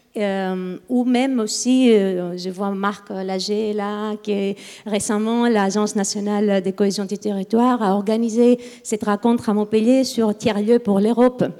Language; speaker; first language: French; non-native, fluent; Greek